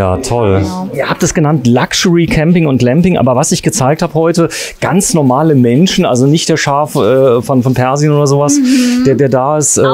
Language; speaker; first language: German; native; German